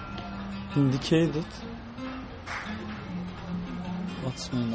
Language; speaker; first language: English; non-native, learner; Turkish